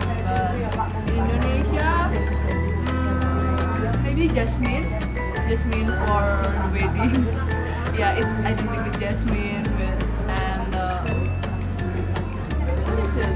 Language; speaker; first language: English; non-native, learner; Indonesian